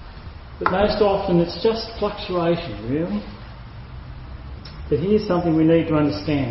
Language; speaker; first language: English; native; English